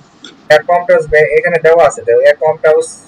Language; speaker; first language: German; non-native, learner; Bangla